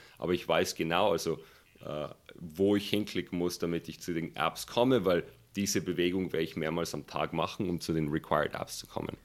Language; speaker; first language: German; early bilingual, other home language; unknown